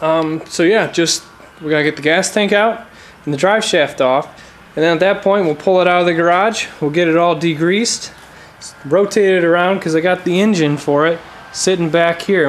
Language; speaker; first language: English; native; English